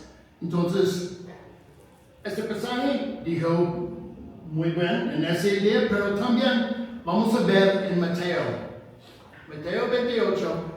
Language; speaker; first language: Spanish; non-native, fluent; English